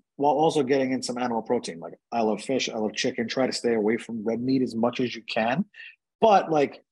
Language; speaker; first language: English; native; English